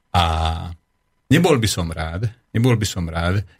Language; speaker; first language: Slovak; non-native, local second language; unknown